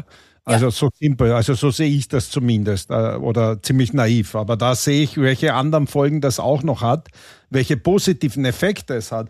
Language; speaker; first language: German; native; German